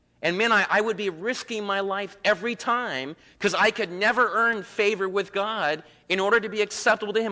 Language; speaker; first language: English; native; English